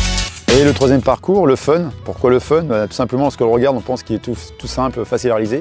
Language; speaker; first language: French; native; French